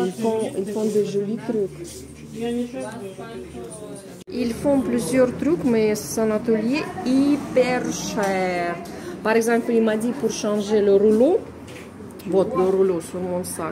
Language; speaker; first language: French; non-native, fluent; Russian